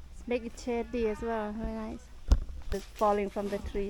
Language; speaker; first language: English; non-native, fluent; Thai